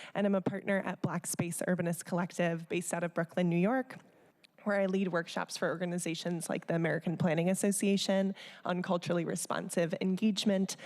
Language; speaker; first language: English; native; English